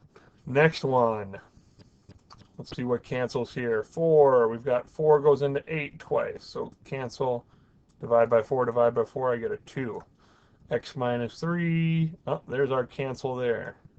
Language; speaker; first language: English; native; English